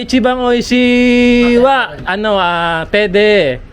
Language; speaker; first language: Japanese; non-native, learner; Filipino